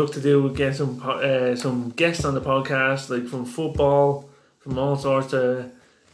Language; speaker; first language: English; native; English